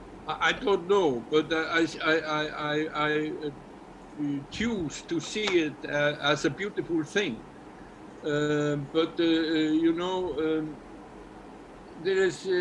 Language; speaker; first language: English; non-native, learner; Icelandic